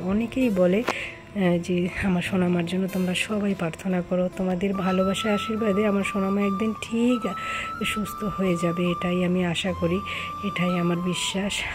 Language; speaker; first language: Bangla; non-native, local second language; Rangpuri